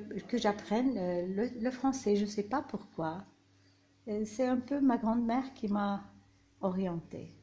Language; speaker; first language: French; non-native, fluent; Turkish